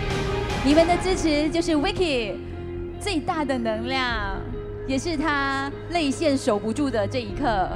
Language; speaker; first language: Chinese; native; Chinese